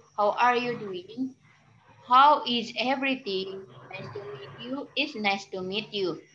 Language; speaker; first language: English; non-native, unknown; Indonesian